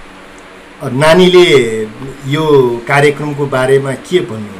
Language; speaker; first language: Nepali; non-native, local second language; Newari